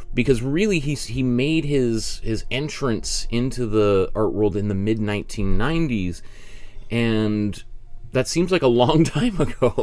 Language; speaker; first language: English; native; English